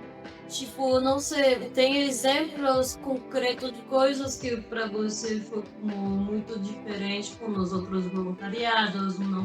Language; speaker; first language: Portuguese; non-native, fluent; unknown